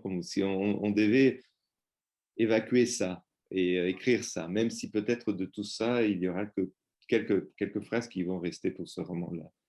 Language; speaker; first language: French; non-native, fluent; Spanish